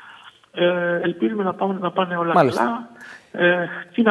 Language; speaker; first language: Greek; native; Greek